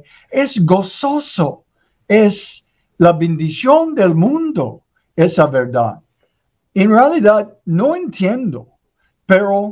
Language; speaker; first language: Spanish; non-native, learner; English